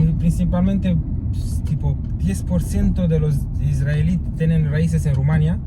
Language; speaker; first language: Spanish; non-native, fluent; Romanian